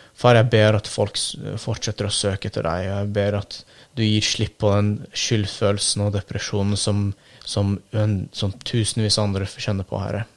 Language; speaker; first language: Norwegian; early bilingual, other home language; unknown